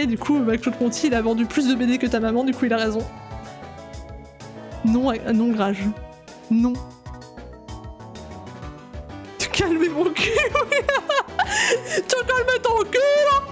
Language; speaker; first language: French; native; French